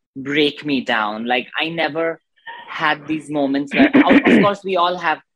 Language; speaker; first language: English; non-native, local second language; Nepali